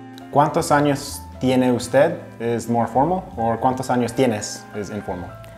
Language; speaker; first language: Spanish; early bilingual, heritage; Spanish